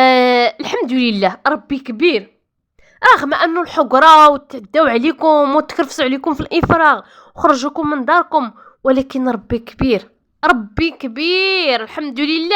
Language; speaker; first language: Arabic; native; Arabic